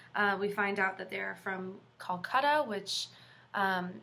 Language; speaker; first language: English; native; English